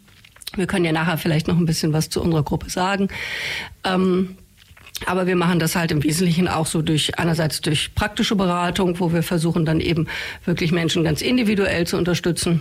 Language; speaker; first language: German; native; German